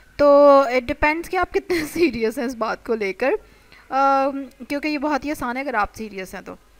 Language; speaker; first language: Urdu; native; Urdu